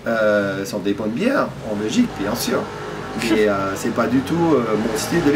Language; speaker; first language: French; non-native, fluent; English